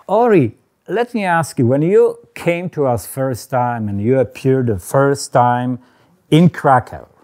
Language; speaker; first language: English; non-native, fluent; Polish